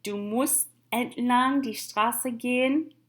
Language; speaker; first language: German; non-native, fluent; English